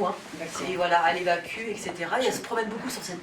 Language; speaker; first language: French; native; French